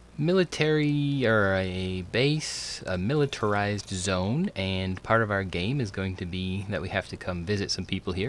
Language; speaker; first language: English; native; English